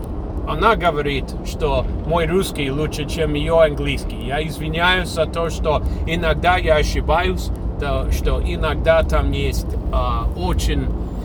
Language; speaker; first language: Russian; non-native, fluent; English